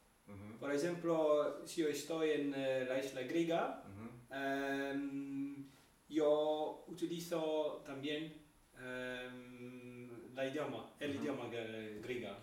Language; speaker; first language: Spanish; non-native, learner; Polish